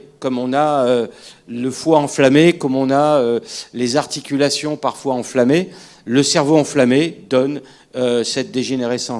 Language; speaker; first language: French; native; French